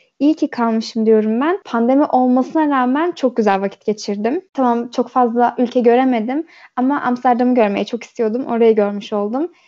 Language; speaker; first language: Turkish; early bilingual, heritage; Turkish